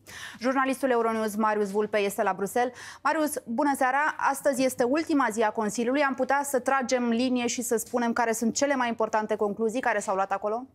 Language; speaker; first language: Romanian; native; Romanian